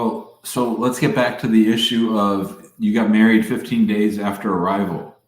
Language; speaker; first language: English; native; English